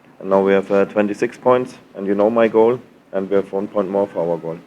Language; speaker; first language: English; non-native, learner; German